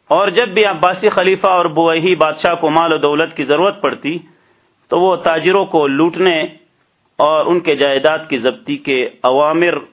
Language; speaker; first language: Urdu; native; Urdu